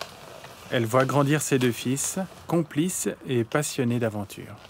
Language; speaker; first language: French; native; French